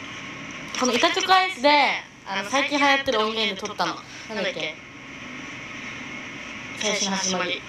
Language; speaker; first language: Japanese; native; Japanese